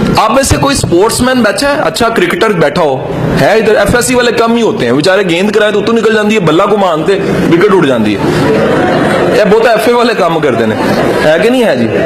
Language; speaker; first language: Urdu; non-native, local second language; Punjabi